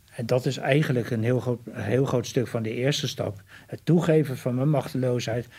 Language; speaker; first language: Dutch; native; Dutch